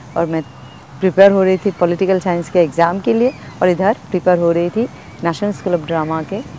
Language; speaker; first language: Hindi; non-native, local second language; Bangla